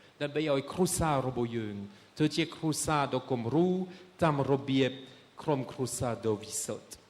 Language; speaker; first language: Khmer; non-native, fluent; French